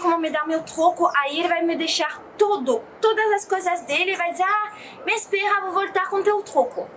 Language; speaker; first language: Portuguese; non-native, fluent; French